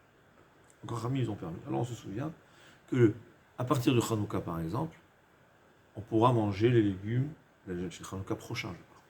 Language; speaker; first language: French; native; French